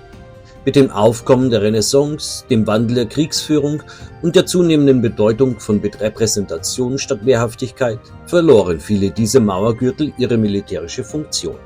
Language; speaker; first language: German; native; German